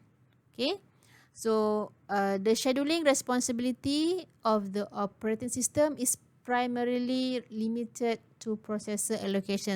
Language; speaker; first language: English; non-native, local second language; Malay